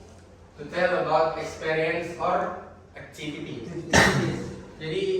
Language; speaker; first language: English; non-native, learner; Indonesian